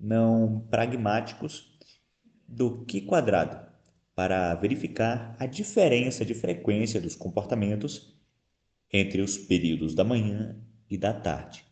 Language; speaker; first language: Portuguese; native; Portuguese